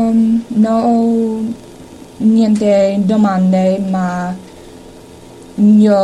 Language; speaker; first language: Italian; non-native, learner; English